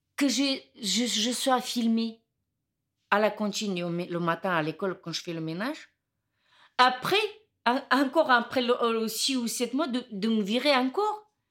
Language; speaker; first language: French; non-native, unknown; Romany